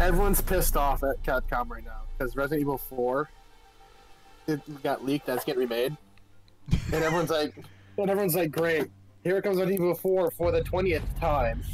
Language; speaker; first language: English; native; English